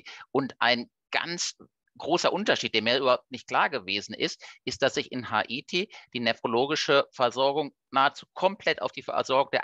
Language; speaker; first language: German; native; German